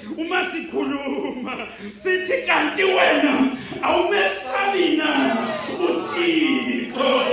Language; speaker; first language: Zulu; non-native, local second language; Xhosa